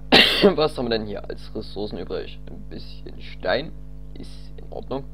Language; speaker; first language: German; native; German